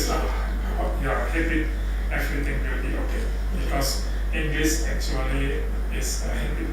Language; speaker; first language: English; non-native, fluent; Indonesian